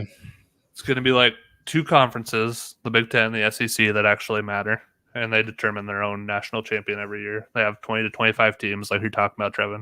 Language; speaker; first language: English; native; English